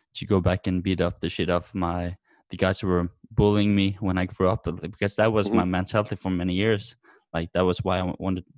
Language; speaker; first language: English; non-native, fluent; Norwegian